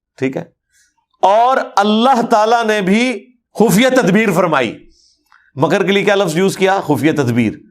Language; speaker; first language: Urdu; non-native, local second language; Punjabi